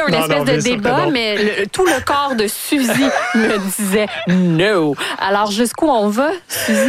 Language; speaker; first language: French; native; French